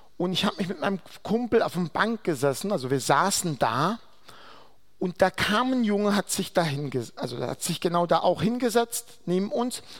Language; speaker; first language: German; non-native, fluent; Aramaic